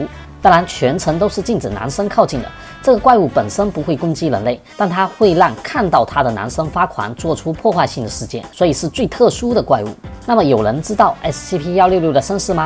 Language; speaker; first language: Chinese; native; Chinese